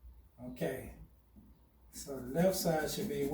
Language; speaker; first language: English; native; English